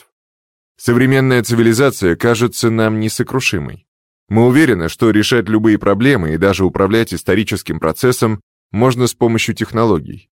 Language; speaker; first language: Russian; native; Russian